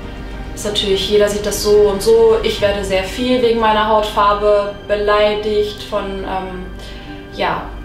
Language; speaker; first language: German; native; German